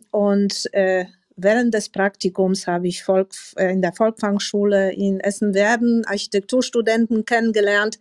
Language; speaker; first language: German; non-native, fluent; Polish